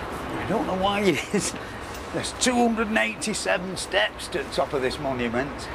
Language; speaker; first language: English; native; English